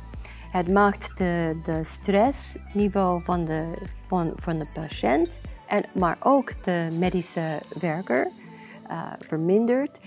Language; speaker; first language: Dutch; non-native, learner; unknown